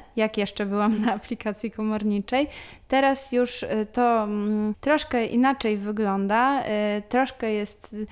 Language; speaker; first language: Polish; native; Polish